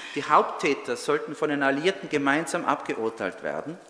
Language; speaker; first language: German; native; German